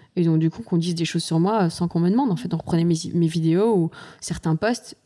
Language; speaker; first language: French; native; French